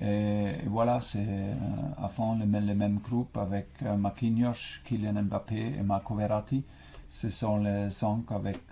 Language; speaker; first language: French; non-native, fluent; German